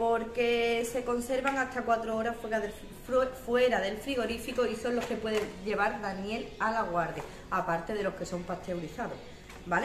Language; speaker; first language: Spanish; native; Spanish